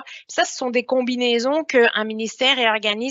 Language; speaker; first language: French; native; French